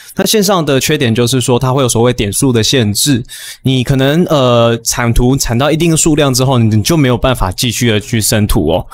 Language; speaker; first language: Chinese; native; Chinese